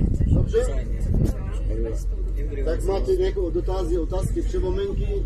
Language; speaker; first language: Czech; non-native, fluent; Arabic